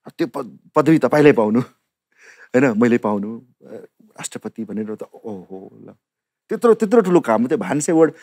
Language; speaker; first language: Nepali; non-native, local second language; Maithili